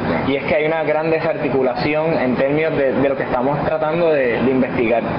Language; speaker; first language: Spanish; native; Spanish